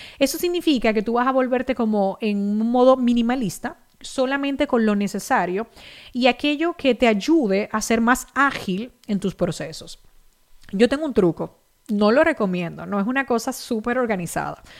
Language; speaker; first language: Spanish; native; Spanish